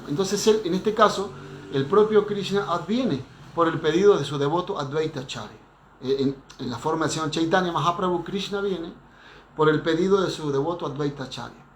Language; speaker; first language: Spanish; native; Spanish